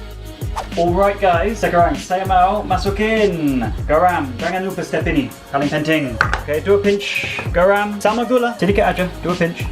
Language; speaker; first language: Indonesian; non-native, fluent; English